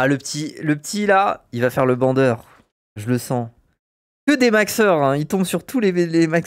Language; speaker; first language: French; native; French